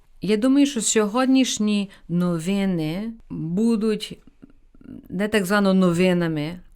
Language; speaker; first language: Ukrainian; early bilingual, heritage; Ukrainian